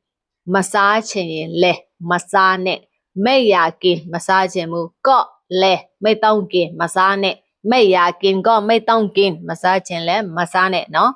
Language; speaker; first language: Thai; non-native, fluent; Burmese